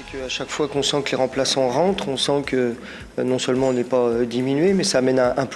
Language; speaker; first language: French; native; French